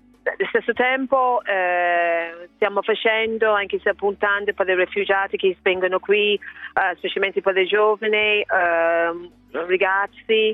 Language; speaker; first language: Italian; non-native, learner; English